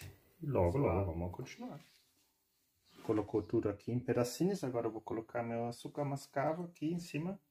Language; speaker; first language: Portuguese; non-native, fluent; German